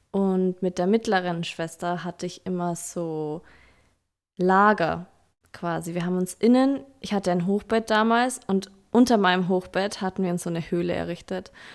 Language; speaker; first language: German; native; German